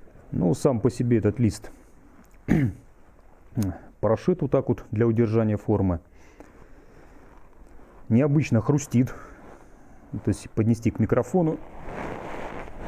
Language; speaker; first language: Russian; native; Russian